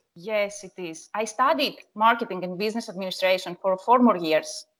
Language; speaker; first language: English; non-native, learner; Greek